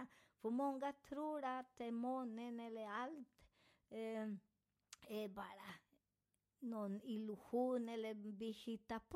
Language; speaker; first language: Swedish; non-native, fluent; Spanish